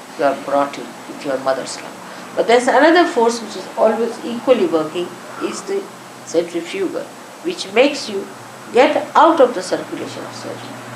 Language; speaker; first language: English; non-native, local second language; Marathi